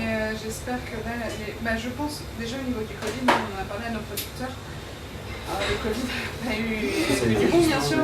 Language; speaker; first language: French; native; French